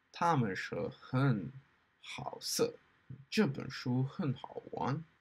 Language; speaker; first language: Chinese; non-native, learner; English